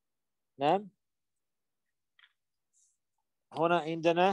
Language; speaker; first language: Arabic; non-native, fluent; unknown